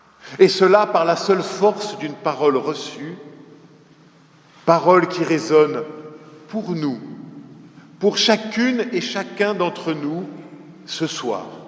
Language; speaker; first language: French; native; French